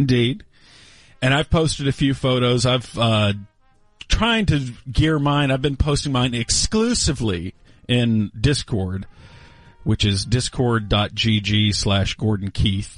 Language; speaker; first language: English; native; English